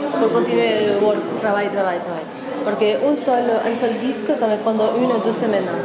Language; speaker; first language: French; non-native, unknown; Spanish